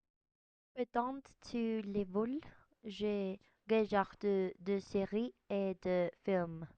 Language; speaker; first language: French; non-native, learner; Spanish